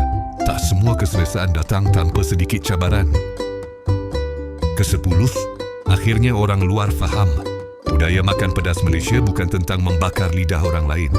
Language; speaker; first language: Malay; native; Malay